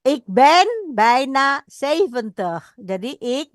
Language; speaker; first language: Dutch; non-native, fluent; Indonesian